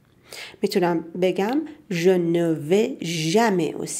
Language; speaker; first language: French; non-native, fluent; Persian